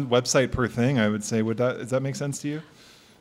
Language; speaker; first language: English; native; English